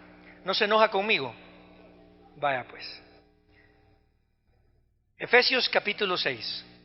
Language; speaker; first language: Spanish; native; Spanish